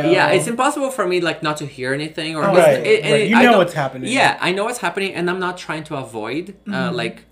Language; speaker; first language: English; non-native, fluent; Portuguese